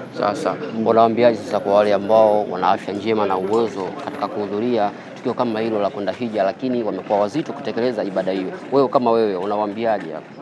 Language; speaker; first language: Swahili; native; Swahili